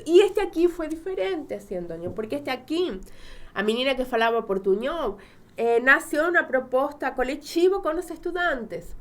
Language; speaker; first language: Portuguese; non-native, fluent; Spanish